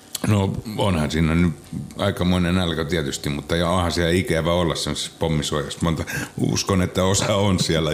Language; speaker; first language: Finnish; native; Finnish